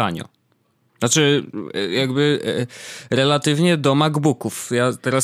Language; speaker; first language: Polish; native; Polish